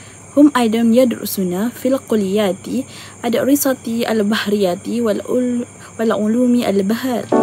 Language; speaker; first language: Arabic; non-native, learner; Malay